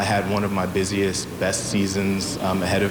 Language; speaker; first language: English; native; English